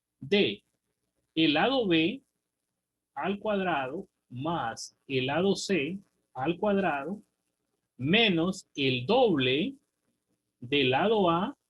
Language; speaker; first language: Spanish; native; Spanish